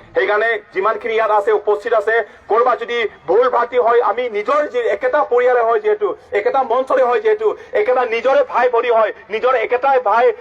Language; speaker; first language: Assamese; non-native, local second language; Karbi